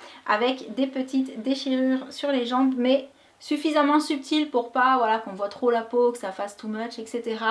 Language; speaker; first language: French; native; French